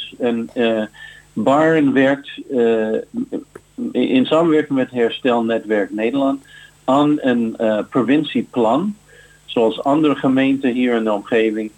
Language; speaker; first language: Dutch; non-native, fluent; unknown